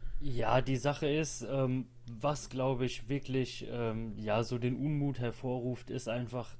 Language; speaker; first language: German; native; German